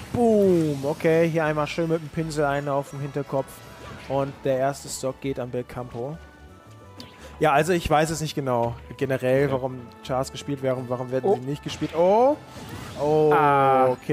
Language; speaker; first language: German; native; German